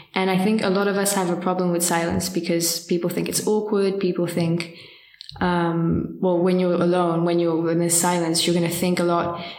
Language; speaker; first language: English; early bilingual, heritage; French